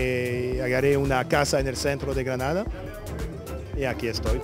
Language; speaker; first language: Spanish; non-native, fluent; French